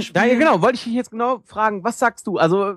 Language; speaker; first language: German; native; German